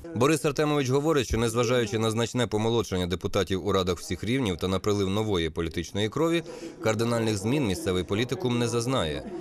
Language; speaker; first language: Ukrainian; native; Ukrainian